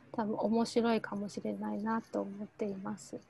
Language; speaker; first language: Japanese; non-native, fluent; Chinese